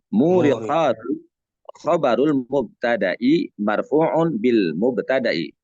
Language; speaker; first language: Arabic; non-native, learner; Indonesian